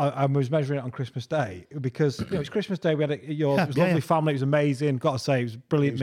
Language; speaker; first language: English; native; English